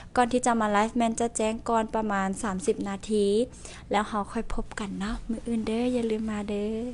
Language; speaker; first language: Lao; non-native, local second language; Hmong